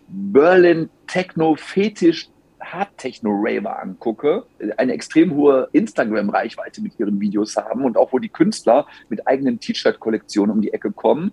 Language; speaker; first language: German; native; German